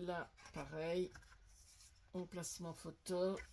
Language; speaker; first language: French; native; French